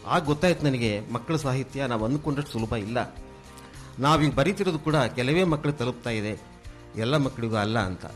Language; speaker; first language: Kannada; native; Kannada